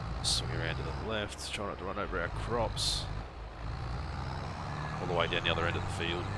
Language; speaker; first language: English; native; English